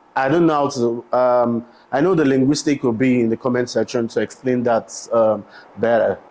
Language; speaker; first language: English; non-native, local second language; Yoruba